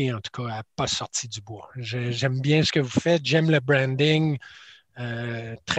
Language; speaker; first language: French; native; French